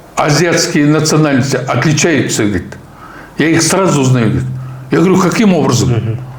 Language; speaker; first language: Russian; non-native, local second language; Kazakh